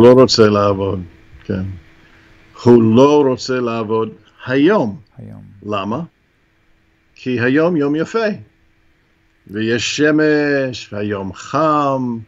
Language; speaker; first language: Hebrew; non-native, fluent; English